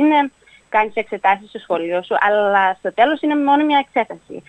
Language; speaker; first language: Greek; early bilingual, heritage; Greek